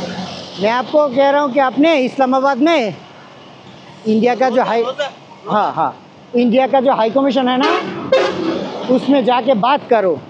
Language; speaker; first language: Hindi; non-native, learner; Bangla